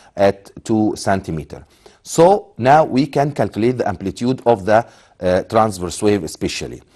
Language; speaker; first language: English; non-native, fluent; Arabic